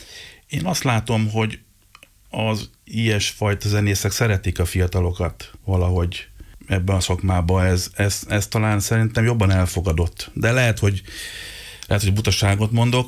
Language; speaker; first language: Hungarian; native; Hungarian